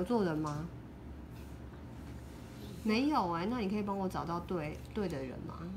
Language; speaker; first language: Chinese; native; Chinese